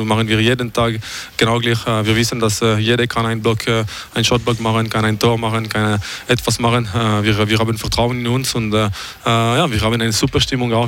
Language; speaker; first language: German; non-native, fluent; French